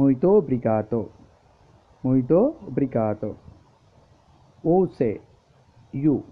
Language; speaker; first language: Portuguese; non-native, learner; Tamil